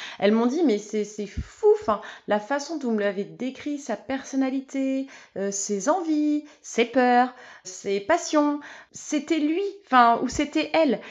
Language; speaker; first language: French; native; French